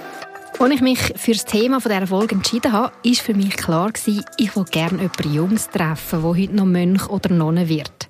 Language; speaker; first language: German; native; German